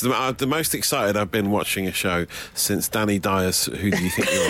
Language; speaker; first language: English; native; English